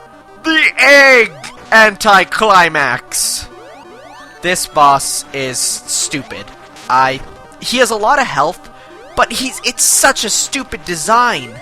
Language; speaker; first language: English; native; English